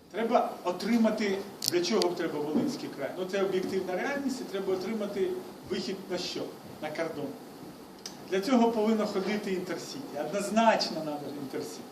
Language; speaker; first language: Ukrainian; non-native, local second language; Russian